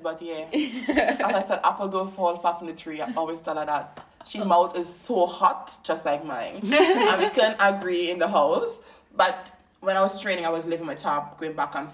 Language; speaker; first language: English; native; English